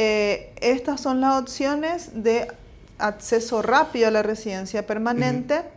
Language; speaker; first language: Spanish; native; Spanish